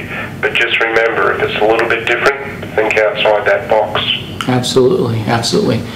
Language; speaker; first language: English; native; English